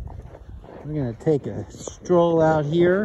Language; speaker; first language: English; native; English